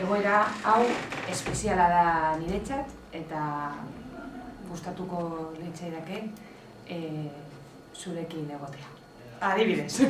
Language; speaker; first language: Basque; non-native, learner; Spanish